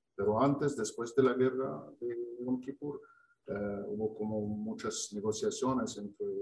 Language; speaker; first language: Spanish; non-native, fluent; Arabic